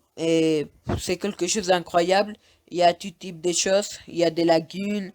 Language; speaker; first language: French; non-native, learner; Spanish